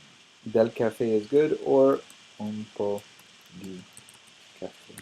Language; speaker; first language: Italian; non-native, fluent; English